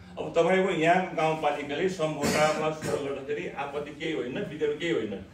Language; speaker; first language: Nepali; non-native, local second language; Eastern Tamang